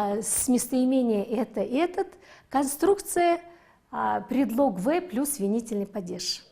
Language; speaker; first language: Russian; non-native, fluent; Mongolian